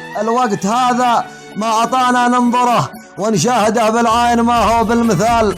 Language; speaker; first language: Arabic; native; Arabic